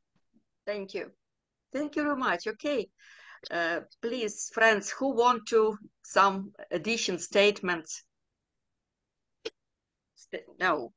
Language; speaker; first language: English; non-native, learner; Ukrainian